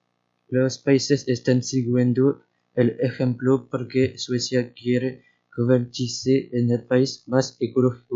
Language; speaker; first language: Spanish; non-native, learner; French